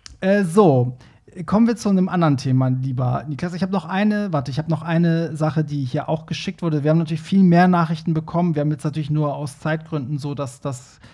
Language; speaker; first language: German; early bilingual, other home language; Persian